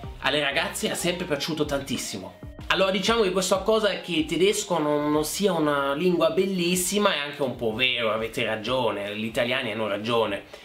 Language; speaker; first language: Italian; non-native, fluent; German